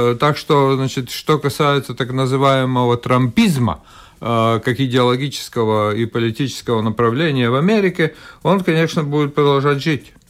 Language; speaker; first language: Russian; non-native, local second language; Latvian